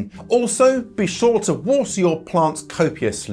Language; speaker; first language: English; native; English